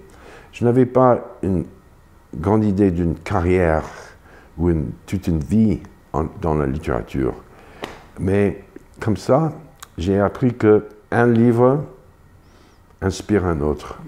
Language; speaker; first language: French; non-native, fluent; English